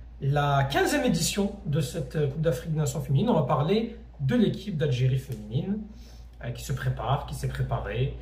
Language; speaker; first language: French; native; French